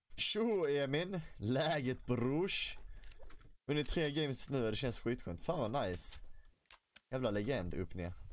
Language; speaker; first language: Swedish; native; Swedish